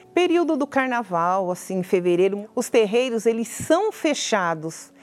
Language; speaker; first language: Portuguese; native; Portuguese